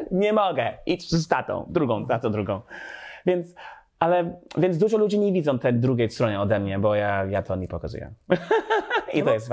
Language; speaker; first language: Polish; non-native, learner; English